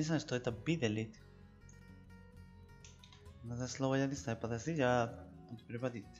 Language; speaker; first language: Russian; non-native, learner; Spanish